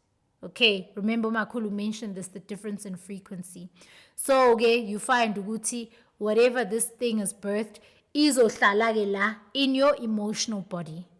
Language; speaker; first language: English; non-native, local second language; Zulu